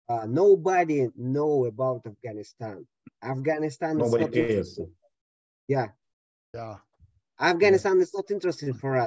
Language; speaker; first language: English; non-native, learner; Russian